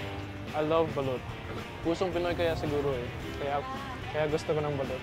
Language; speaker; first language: Filipino; non-native, fluent; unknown